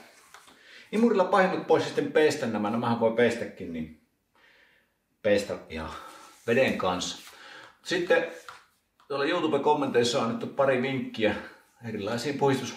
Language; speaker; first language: Finnish; native; Finnish